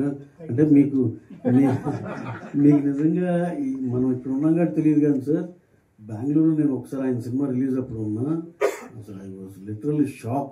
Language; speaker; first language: Telugu; native; Telugu